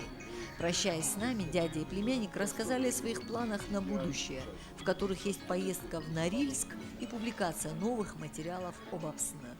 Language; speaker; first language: Russian; native; Russian